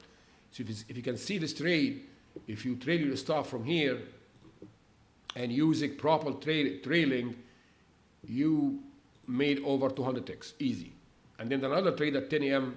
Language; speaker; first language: English; non-native, fluent; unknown